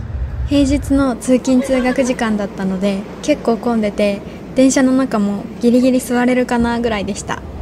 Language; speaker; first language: Japanese; native; Japanese